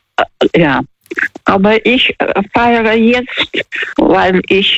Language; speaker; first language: German; non-native, fluent; Russian